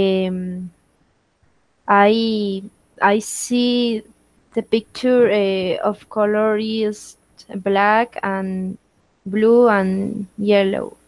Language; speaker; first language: English; non-native, learner; Spanish